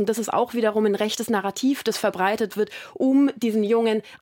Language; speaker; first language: German; native; German